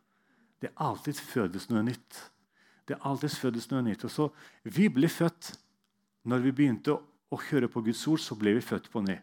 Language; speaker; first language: Norwegian; non-native, fluent; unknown